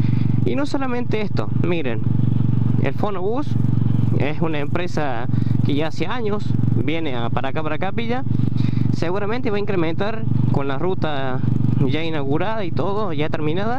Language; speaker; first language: Spanish; native; Spanish